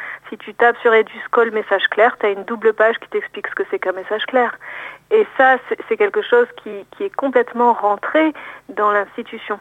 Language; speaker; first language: French; native; French